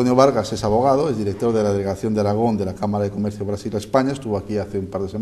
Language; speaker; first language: Spanish; native; Spanish